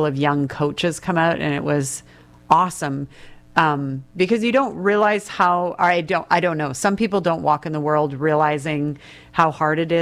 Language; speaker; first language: English; native; English